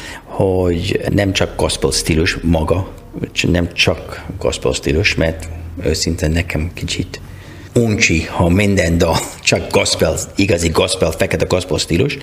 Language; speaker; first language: Hungarian; non-native, learner; English